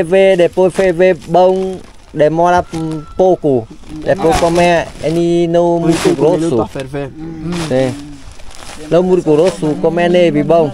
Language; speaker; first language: Portuguese; non-native, learner; Vietnamese